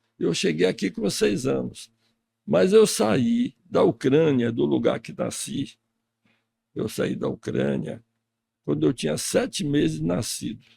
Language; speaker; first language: Portuguese; early bilingual, other home language; Russian